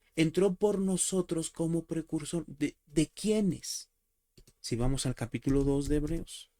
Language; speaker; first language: Spanish; native; Spanish